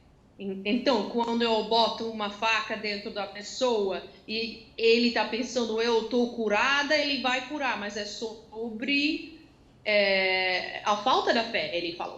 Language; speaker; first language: Portuguese; non-native, fluent; Dutch